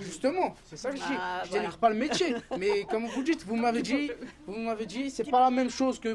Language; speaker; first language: French; native; French